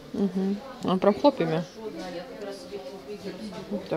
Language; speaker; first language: Russian; native; Russian